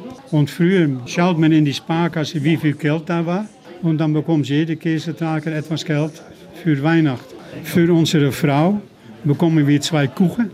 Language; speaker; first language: German; non-native, learner; Dutch